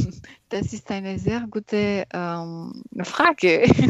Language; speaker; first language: German; non-native, learner; French